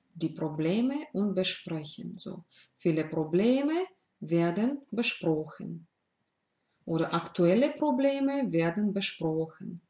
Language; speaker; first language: German; non-native, fluent; Russian